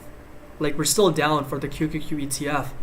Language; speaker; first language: English; native; English